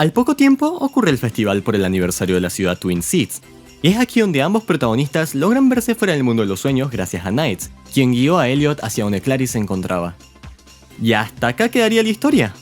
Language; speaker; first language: Spanish; native; Spanish